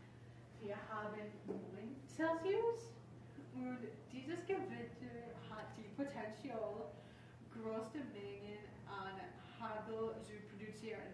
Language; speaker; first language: German; non-native, learner; English